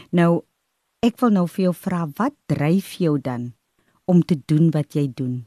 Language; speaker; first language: Afrikaans; native; Afrikaans